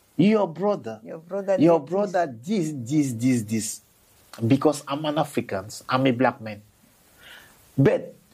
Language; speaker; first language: English; non-native, local second language; French